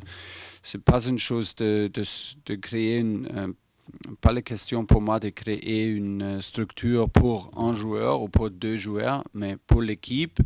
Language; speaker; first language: French; non-native, fluent; German